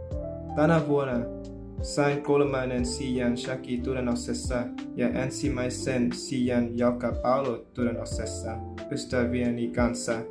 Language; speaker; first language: Finnish; non-native, fluent; Vietnamese